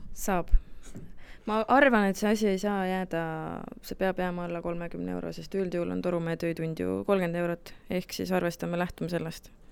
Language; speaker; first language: Estonian; native; Estonian